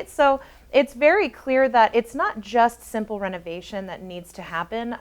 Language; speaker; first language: English; native; English